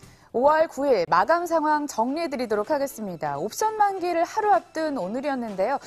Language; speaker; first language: Korean; native; Korean